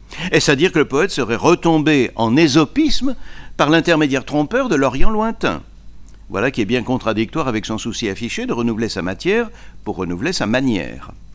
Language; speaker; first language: French; native; French